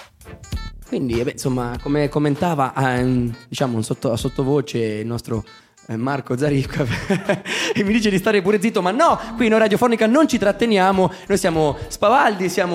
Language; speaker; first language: Italian; native; Italian